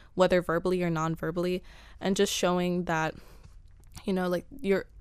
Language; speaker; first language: English; early bilingual, other home language; Spanish